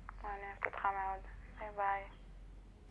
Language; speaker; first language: Hebrew; native; Hebrew